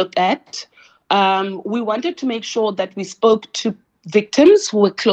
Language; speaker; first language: English; non-native, local second language; Xhosa